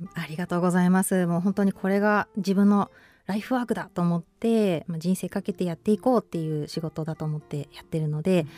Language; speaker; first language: Japanese; native; Japanese